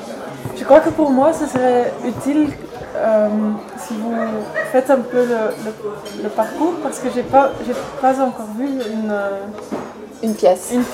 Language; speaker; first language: French; non-native, learner; Dutch